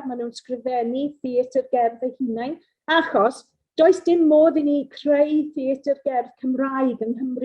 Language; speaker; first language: Welsh; non-native, local second language; English